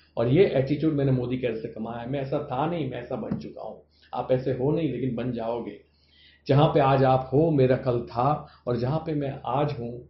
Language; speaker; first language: Hindi; non-native, local second language; Gujarati